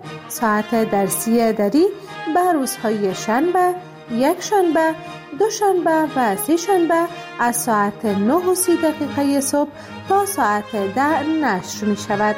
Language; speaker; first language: Persian; native; Persian